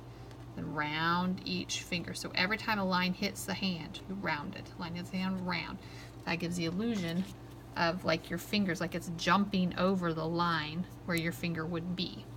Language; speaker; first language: English; native; English